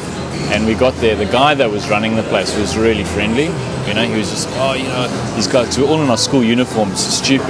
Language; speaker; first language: English; native; English